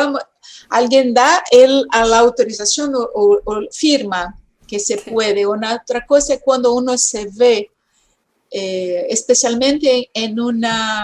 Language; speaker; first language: Spanish; non-native, fluent; Portuguese